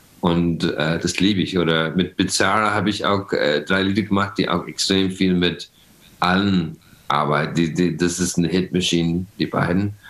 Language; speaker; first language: German; non-native, fluent; English